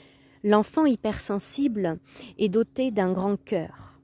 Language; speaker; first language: French; native; French